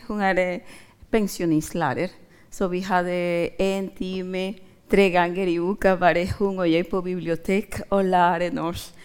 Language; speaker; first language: Norwegian; non-native, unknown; Spanish